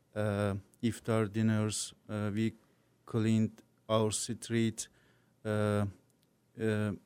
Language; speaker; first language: English; non-native, learner; Turkish